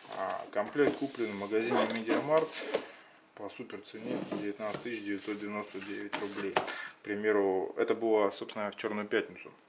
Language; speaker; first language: Russian; native; Russian